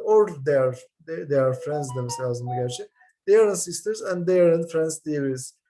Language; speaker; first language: English; non-native, fluent; Turkish